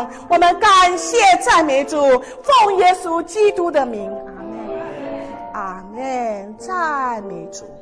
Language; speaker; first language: Chinese; native; Chinese